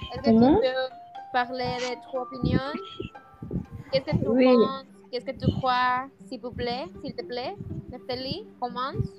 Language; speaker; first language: French; non-native, learner; Spanish